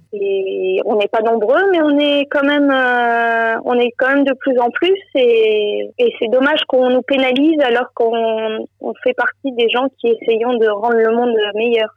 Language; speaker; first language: French; native; French